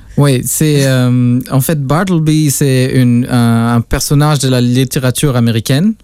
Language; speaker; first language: French; non-native, local second language; Luxembourgish